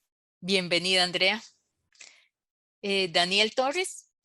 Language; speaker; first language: Spanish; native; Spanish